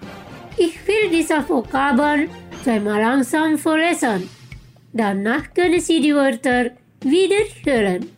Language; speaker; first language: German; non-native, fluent; Indonesian